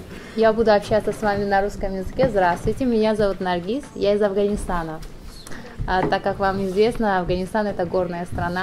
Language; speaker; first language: Russian; non-native, fluent; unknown